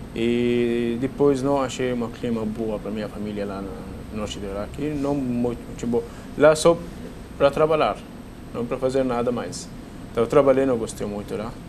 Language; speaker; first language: Portuguese; non-native, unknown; Arabic